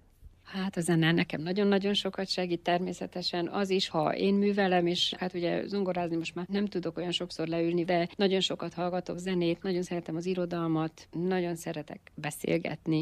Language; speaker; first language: Hungarian; native; Hungarian